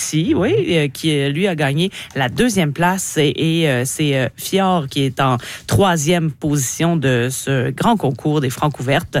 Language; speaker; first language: French; native; French